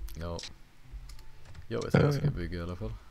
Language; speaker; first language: Swedish; native; Swedish